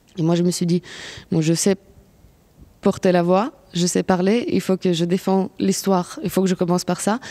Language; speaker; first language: French; non-native, fluent; Ukrainian